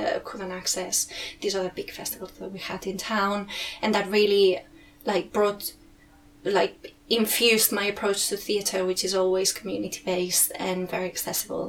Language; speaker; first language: English; non-native, fluent; Spanish